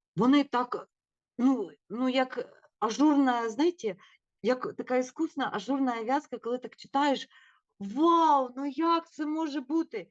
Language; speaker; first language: Ukrainian; non-native, local second language; Russian